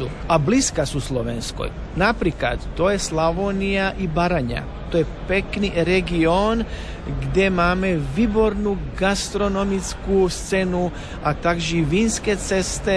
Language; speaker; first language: Czech; non-native, learner; Croatian